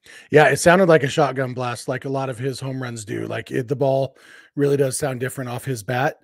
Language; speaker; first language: English; native; English